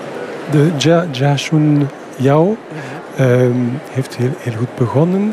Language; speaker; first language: Dutch; non-native, fluent; French